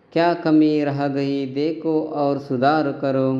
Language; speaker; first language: Hindi; non-native, local second language; Kannada